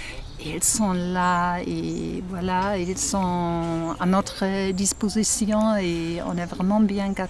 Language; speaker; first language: French; non-native, fluent; German